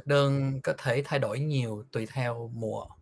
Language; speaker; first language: Vietnamese; early bilingual, heritage; Vietnamese